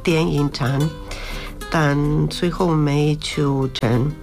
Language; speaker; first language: Chinese; non-native, learner; Spanish